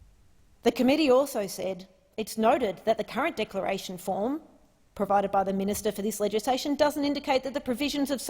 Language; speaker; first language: English; native; English